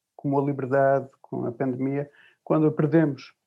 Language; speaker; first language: Portuguese; early bilingual, other home language; English